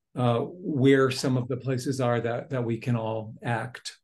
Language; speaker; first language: English; native; English